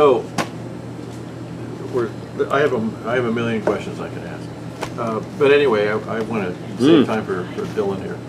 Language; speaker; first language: English; native; English